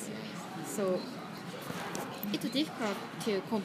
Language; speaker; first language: English; non-native, learner; Japanese